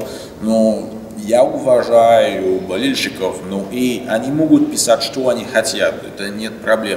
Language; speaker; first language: Russian; non-native, learner; French